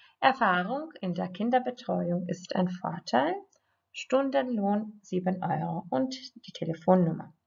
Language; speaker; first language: German; non-native, fluent; Croatian